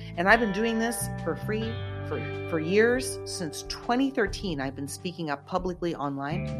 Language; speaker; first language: English; native; English